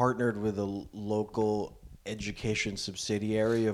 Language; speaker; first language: English; non-native, local second language; Filipino